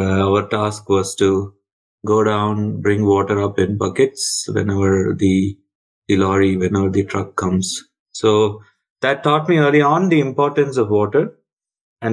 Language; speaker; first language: English; non-native, local second language; Tamil